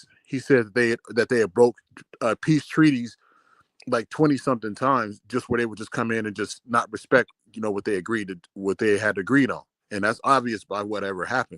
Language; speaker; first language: English; native; English